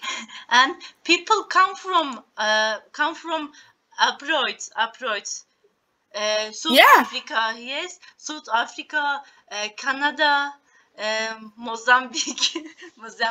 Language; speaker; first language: English; non-native, learner; Turkish